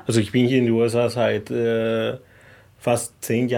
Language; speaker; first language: German; non-native, fluent; Spanish